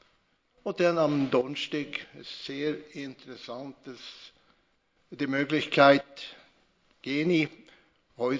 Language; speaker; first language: German; non-native, fluent; Swedish